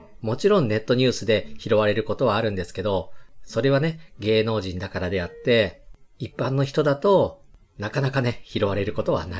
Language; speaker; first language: Japanese; native; Japanese